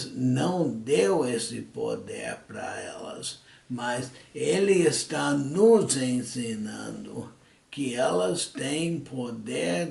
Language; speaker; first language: Portuguese; early bilingual, other home language; English